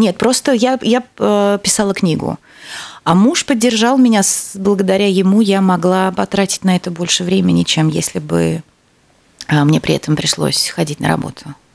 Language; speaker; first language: Russian; native; Russian